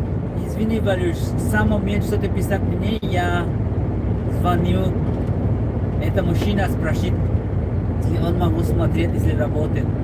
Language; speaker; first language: Russian; non-native, learner; English